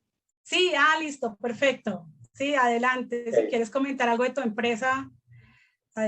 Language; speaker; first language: Spanish; native; Spanish